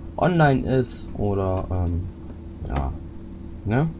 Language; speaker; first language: German; native; German